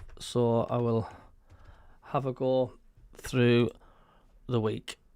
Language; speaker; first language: English; native; English